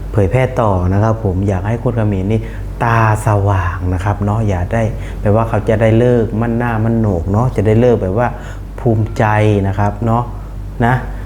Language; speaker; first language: Thai; non-native, fluent; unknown